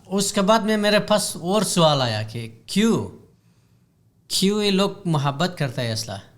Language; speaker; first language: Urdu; non-native, learner; Hazaragi